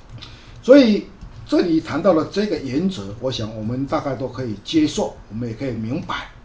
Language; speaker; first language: Chinese; native; Chinese